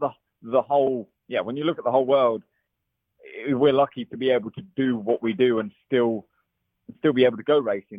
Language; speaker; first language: English; native; English